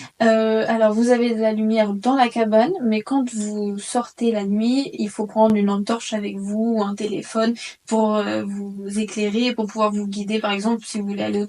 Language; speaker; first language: French; native; French